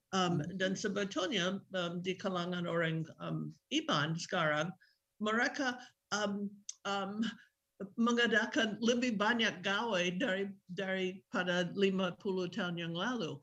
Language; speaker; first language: Indonesian; non-native, fluent; English